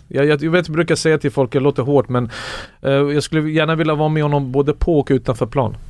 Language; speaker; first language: Swedish; early bilingual, other home language; Serbian